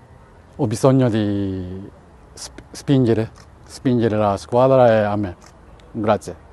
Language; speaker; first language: Italian; non-native, learner; Japanese